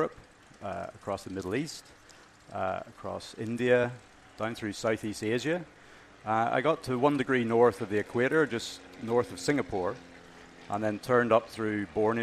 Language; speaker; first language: English; native; English